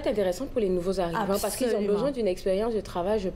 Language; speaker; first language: French; native; French